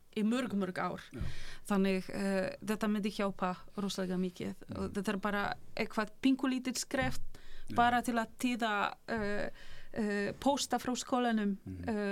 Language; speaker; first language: Icelandic; non-native, fluent; Polish